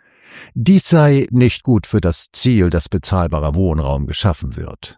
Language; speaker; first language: German; native; German